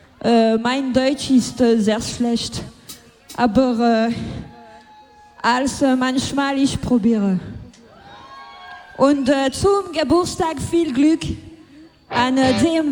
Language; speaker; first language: German; non-native, learner; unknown